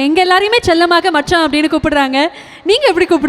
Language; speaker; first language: Tamil; native; Tamil